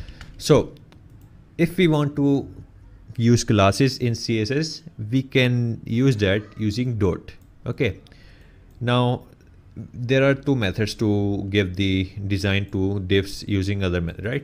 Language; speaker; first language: English; non-native, local second language; Urdu